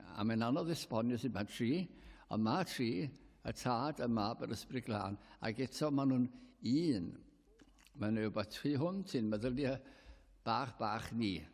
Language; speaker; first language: Welsh; native; Welsh